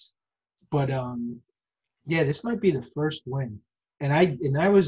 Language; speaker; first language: English; native; English